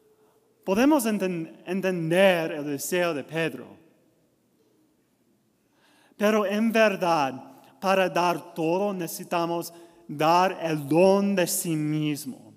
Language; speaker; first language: Spanish; non-native, learner; English